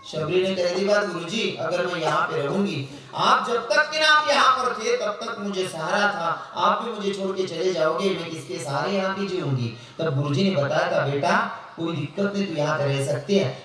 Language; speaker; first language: Hindi; non-native, local second language; Marathi